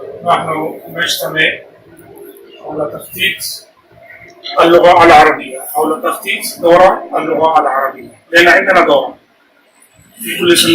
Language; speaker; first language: Arabic; non-native, fluent; Urdu